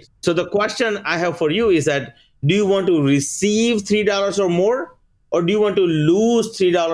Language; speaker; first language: English; early bilingual, other home language; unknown